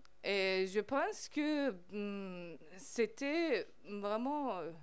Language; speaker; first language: French; non-native, fluent; Persian